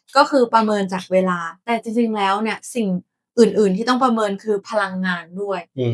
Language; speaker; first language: Thai; native; Thai